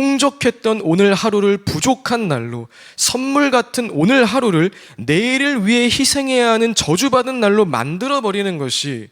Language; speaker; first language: Korean; native; Korean